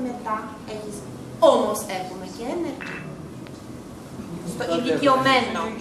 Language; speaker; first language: Greek; non-native, learner; Russian